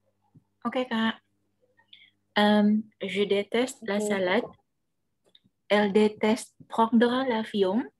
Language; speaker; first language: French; non-native, learner; Indonesian